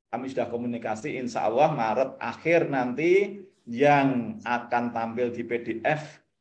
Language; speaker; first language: Indonesian; non-native, local second language; Javanese